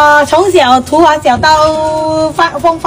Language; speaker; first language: Chinese; non-native, local second language; Malay